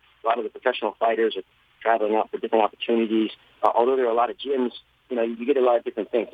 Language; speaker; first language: English; native; English